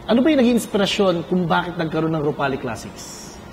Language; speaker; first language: Filipino; native; Filipino